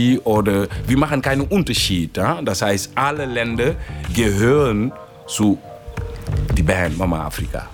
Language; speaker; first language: German; non-native, fluent; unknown